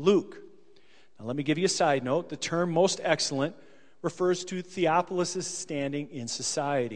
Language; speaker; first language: English; native; English